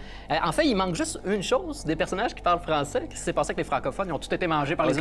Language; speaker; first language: French; native; French